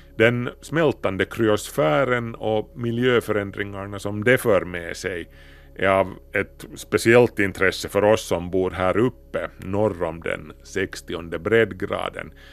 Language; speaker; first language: Swedish; native; Swedish